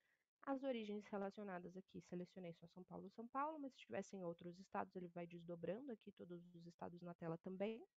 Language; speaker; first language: Portuguese; native; Portuguese